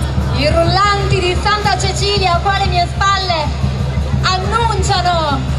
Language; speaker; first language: Italian; native; Italian